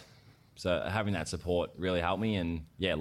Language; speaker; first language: English; native; English